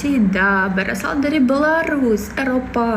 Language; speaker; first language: Indonesian; non-native, learner; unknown